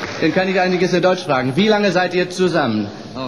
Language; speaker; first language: German; native; German